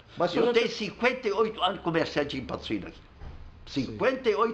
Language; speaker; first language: Portuguese; non-native, fluent; Arabic